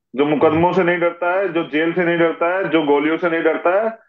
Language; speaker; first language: Hindi; native; Hindi